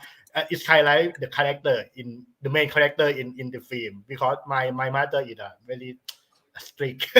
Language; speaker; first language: English; non-native, learner; Thai